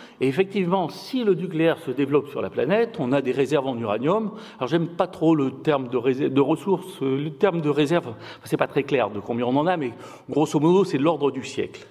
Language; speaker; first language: French; native; French